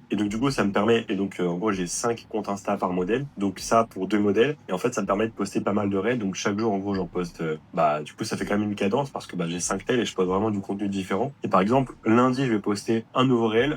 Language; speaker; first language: French; native; French